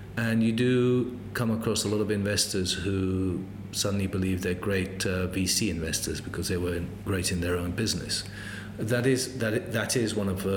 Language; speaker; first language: English; native; English